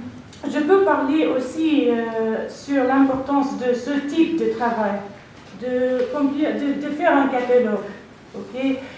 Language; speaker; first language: French; non-native, fluent; English